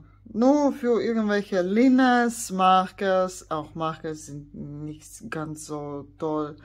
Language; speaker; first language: German; non-native, fluent; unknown